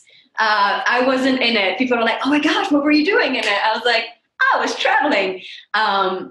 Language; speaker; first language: English; non-native, fluent; French